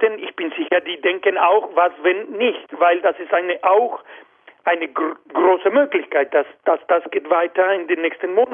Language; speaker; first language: German; non-native, fluent; Spanish